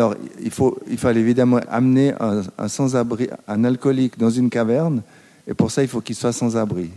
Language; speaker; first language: French; native; French